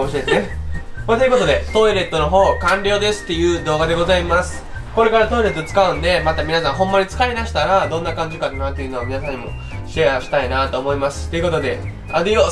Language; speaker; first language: Japanese; native; Japanese